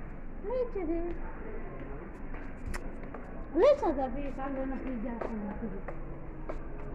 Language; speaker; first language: Arabic; non-native, learner; Filipino